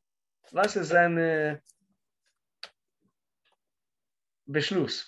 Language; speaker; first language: German; non-native, learner; Russian